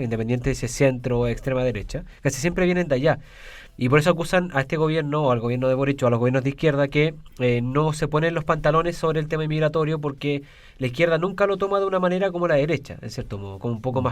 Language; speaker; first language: Spanish; native; Spanish